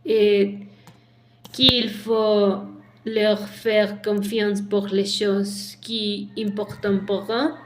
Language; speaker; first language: French; non-native, learner; Spanish